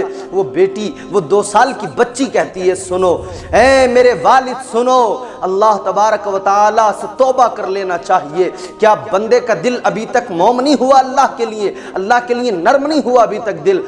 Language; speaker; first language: Urdu; native; Urdu